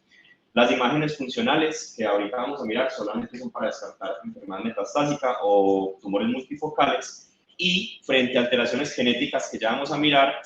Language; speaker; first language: Spanish; native; Spanish